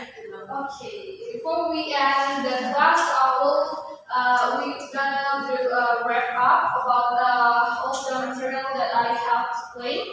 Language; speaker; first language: English; non-native, fluent; Indonesian